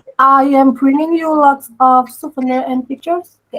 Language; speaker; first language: English; non-native, learner; Indonesian